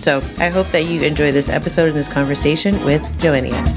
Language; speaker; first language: English; native; English